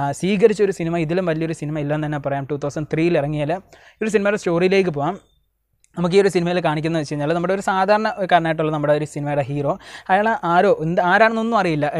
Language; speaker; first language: Malayalam; native; Malayalam